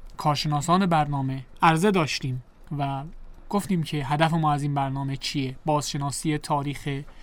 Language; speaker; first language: Persian; native; Persian